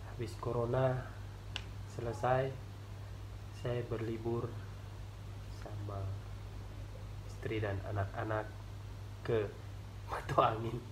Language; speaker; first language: Indonesian; non-native, local second language; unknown